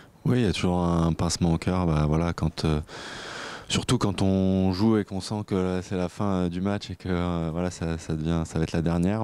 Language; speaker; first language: French; native; French